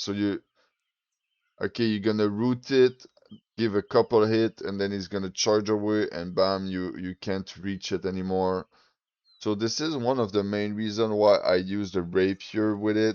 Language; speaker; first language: English; non-native, fluent; French